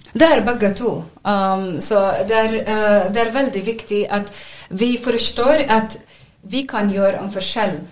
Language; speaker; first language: Norwegian; non-native, learner; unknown